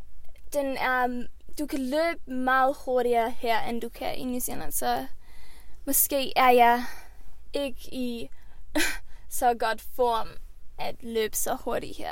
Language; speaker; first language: Danish; early bilingual, heritage; Swedish